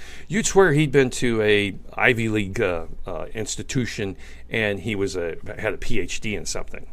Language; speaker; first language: English; native; English